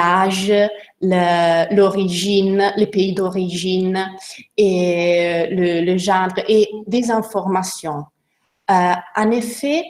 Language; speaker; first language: French; non-native, learner; Italian